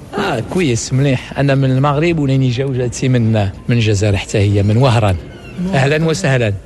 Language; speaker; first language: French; non-native, local second language; Arabic